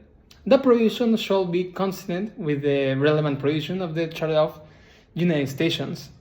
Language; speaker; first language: English; non-native, learner; Spanish